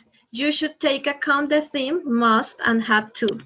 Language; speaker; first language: English; non-native, fluent; Spanish